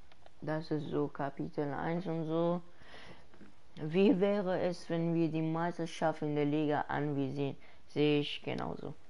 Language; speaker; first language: German; early bilingual, other home language; Persian